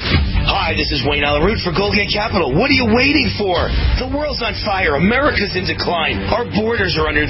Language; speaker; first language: English; native; English